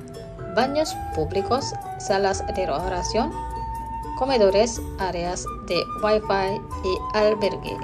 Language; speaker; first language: Spanish; non-native, fluent; Indonesian